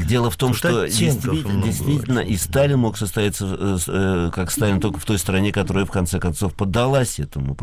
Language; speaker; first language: Russian; native; Russian